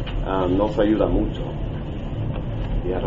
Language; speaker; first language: Spanish; non-native, learner; English